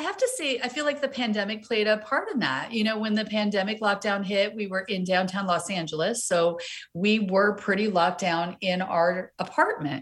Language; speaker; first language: English; native; English